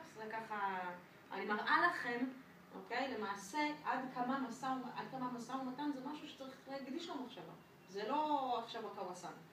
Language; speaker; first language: Hebrew; non-native, fluent; French